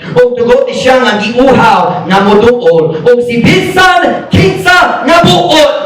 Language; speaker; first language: Cebuano; non-native, fluent; English